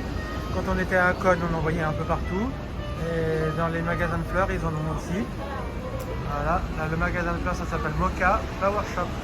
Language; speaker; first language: French; native; French